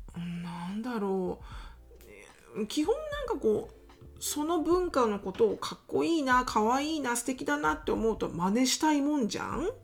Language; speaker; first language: Japanese; native; Japanese